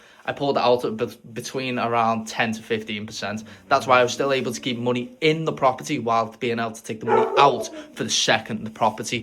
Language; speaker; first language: English; native; English